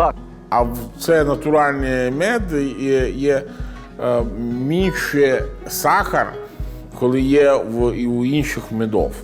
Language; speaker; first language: Ukrainian; non-native, learner; Italian